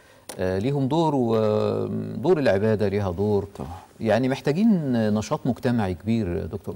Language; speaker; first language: Arabic; native; Arabic